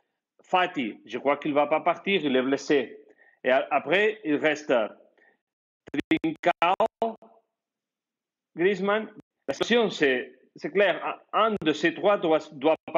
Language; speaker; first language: French; non-native, fluent; Spanish